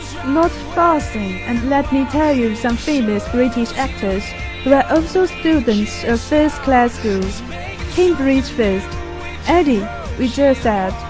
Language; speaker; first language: English; non-native, learner; Chinese